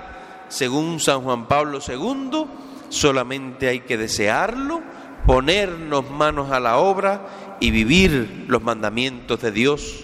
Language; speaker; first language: Spanish; native; Spanish